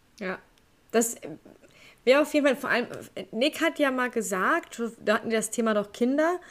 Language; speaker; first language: German; native; German